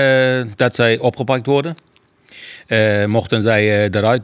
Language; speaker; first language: Dutch; non-native, fluent; Persian